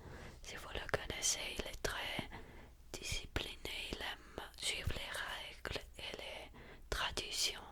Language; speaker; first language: French; early bilingual, heritage; French